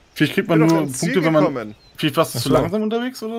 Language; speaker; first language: German; native; German